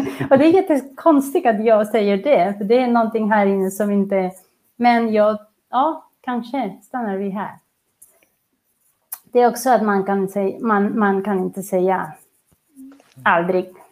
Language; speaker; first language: Swedish; non-native, fluent; Catalan